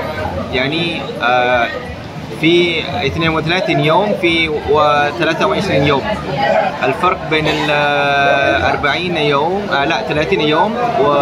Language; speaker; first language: Arabic; non-native, fluent; Indonesian